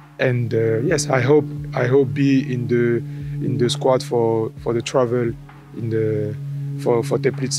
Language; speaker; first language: English; non-native, learner; French